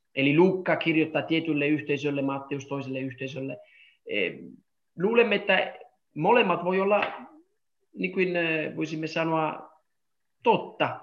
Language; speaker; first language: Finnish; non-native, fluent; Italian